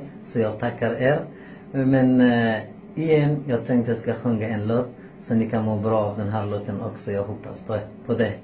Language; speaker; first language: Swedish; non-native, learner; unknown